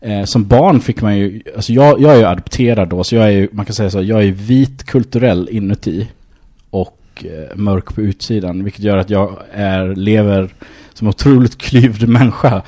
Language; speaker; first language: Swedish; early bilingual, other home language; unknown